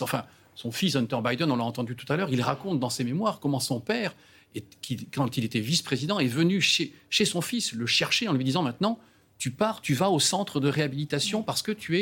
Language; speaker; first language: French; native; French